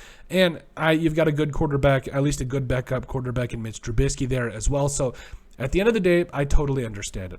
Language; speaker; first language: English; native; English